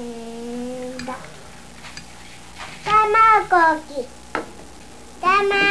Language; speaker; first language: Japanese; native; Japanese